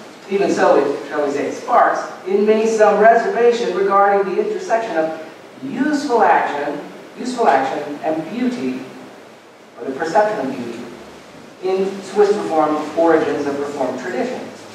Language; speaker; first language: English; native; English